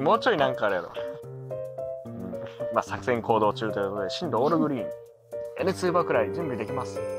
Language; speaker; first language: Japanese; native; Japanese